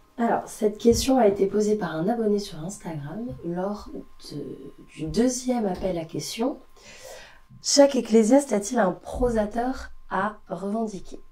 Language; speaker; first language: French; native; French